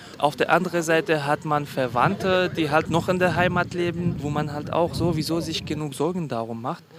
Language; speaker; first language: German; non-native, fluent; Kurdish